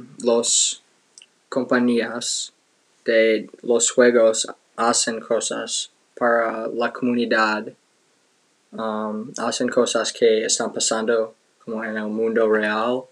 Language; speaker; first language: Spanish; non-native, learner; English